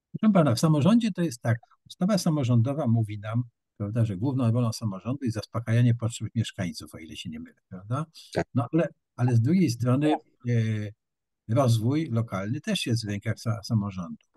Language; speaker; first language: Polish; native; Polish